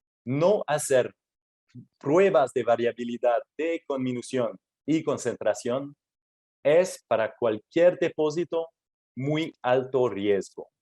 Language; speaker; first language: Spanish; non-native, fluent; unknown